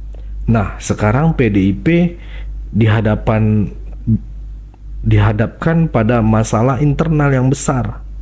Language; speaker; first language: Indonesian; native; Indonesian